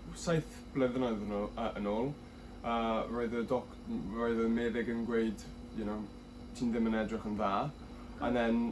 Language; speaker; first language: Welsh; non-native, local second language; English